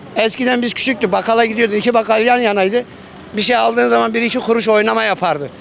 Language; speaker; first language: Turkish; native; Turkish